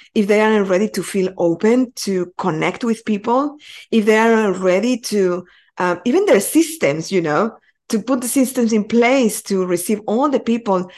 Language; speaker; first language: English; non-native, fluent; Spanish